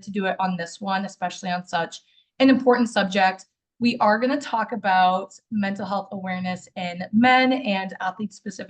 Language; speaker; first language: English; native; English